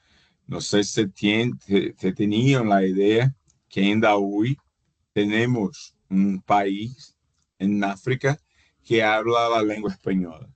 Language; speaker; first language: Spanish; non-native, fluent; Portuguese